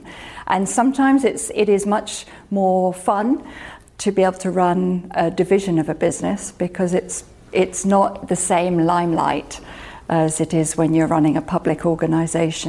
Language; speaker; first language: English; native; English